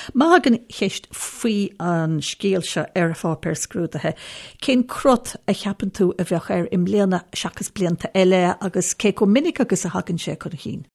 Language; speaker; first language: Irish; native; Irish